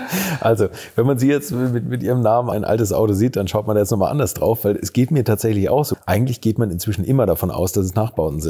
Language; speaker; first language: German; native; German